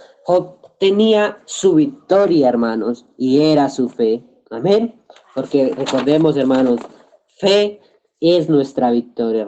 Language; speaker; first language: Spanish; native; Spanish